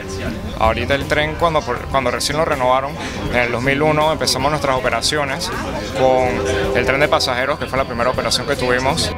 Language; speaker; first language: Spanish; native; Spanish